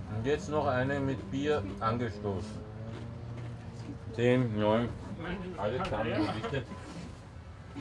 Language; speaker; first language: German; native; German